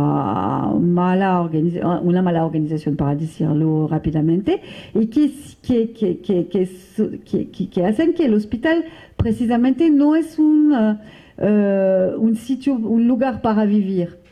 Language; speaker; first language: Spanish; non-native, fluent; French